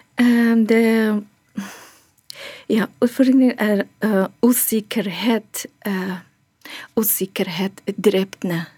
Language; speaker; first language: Norwegian; non-native, learner; Persian